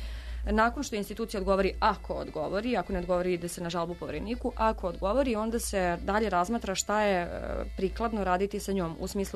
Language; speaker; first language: Serbian; native; Serbian